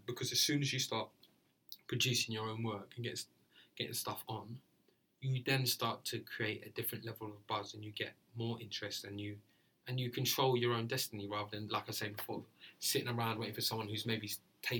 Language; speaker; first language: English; native; English